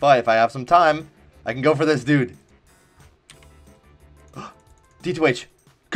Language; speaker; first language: English; native; English